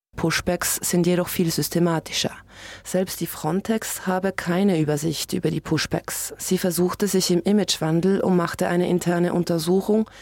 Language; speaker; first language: German; native; German